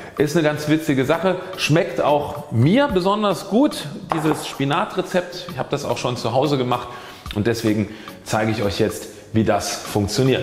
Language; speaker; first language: German; native; German